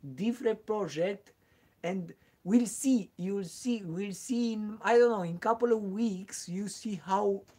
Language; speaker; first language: English; non-native, learner; Romanian